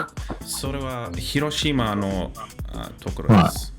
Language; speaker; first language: Japanese; non-native, learner; English